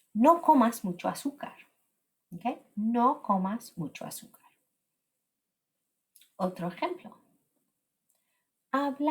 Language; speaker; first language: Spanish; non-native, fluent; English